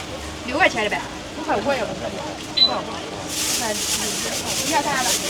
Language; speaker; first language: Chinese; native; Chinese